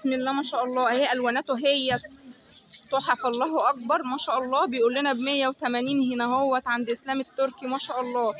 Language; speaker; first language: Arabic; native; Arabic